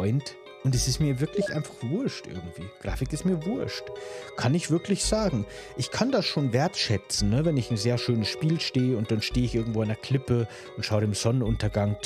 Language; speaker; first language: German; native; German